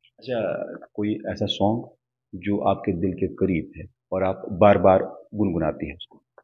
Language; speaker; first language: Hindi; non-native, local second language; Kashmiri